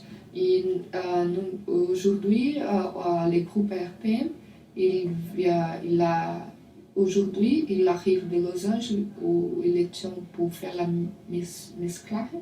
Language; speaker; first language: French; non-native, learner; Portuguese